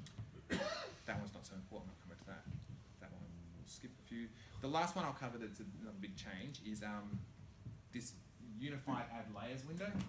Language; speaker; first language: English; native; English